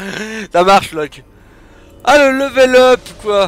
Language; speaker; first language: French; native; French